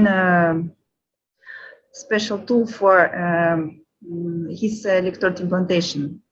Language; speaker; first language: English; non-native, learner; Russian